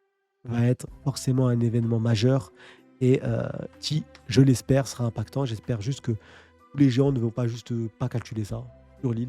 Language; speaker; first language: French; native; French